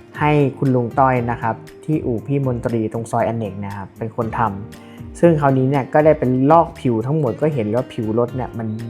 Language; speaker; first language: Thai; native; Thai